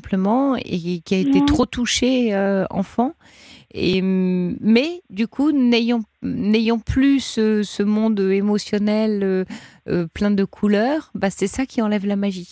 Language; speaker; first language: French; native; French